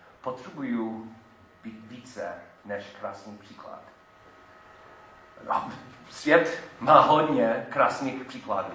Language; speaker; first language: Czech; non-native, fluent; English